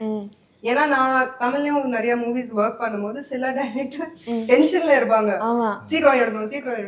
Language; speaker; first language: Tamil; non-native, local second language; Hindi